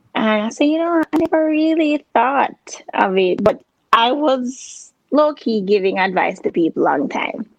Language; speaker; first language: English; non-native, local second language; Jamaican Creole English